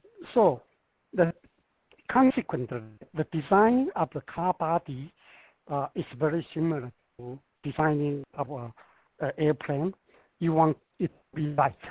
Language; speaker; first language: English; non-native, fluent; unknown